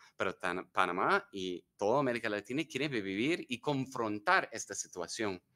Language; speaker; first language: Spanish; non-native, fluent; English